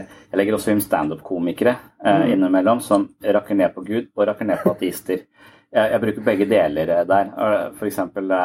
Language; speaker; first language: Norwegian; native; Norwegian